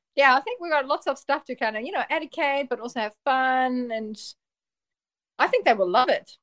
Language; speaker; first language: English; early bilingual, heritage; Polish